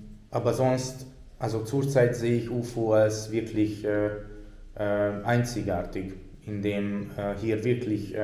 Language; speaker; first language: German; non-native, fluent; Hungarian